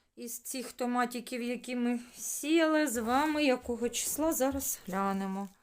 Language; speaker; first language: Ukrainian; native; Ukrainian